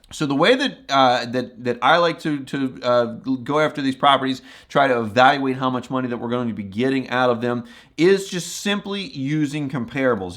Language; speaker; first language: English; native; English